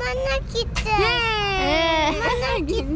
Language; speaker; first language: Turkish; native; Turkish